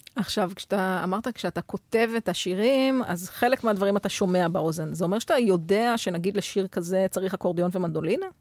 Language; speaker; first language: Hebrew; native; Hebrew